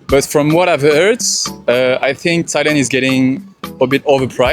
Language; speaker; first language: English; non-native, fluent; French